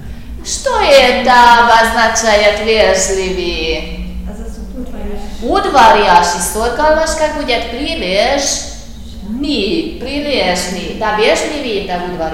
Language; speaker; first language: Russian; non-native, fluent; Hungarian